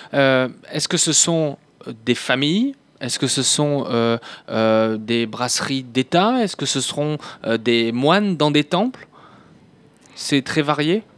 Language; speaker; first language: French; native; French